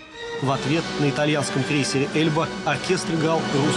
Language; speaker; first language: Russian; native; Russian